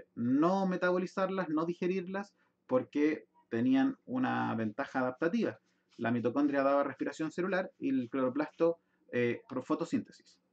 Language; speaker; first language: Spanish; native; Spanish